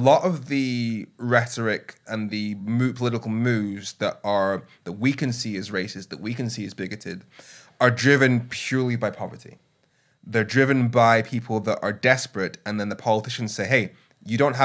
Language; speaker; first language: English; native; English